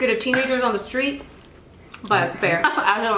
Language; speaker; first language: English; native; English